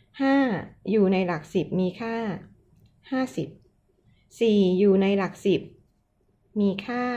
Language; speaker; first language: Thai; native; Thai